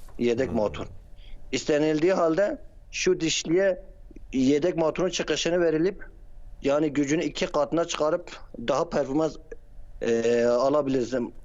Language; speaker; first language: Turkish; non-native, local second language; Kurdish